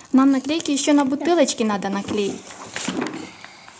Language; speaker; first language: Russian; native; Russian